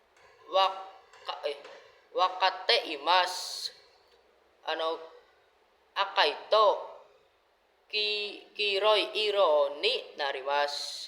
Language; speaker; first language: Japanese; non-native, learner; Indonesian